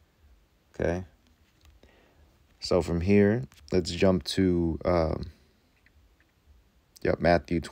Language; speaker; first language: English; native; English